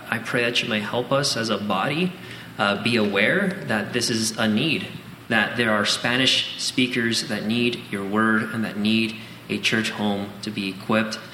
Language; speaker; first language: English; early bilingual, other home language; Spanish